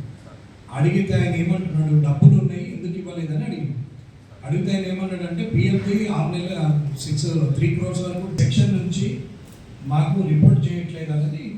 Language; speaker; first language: Telugu; native; Telugu